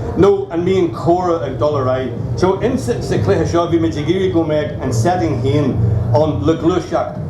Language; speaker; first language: Irish; non-native, local second language; English